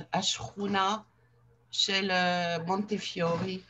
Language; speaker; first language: Hebrew; non-native, fluent; French